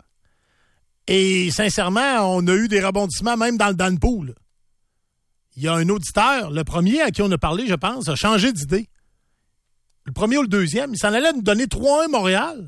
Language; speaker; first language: French; native; French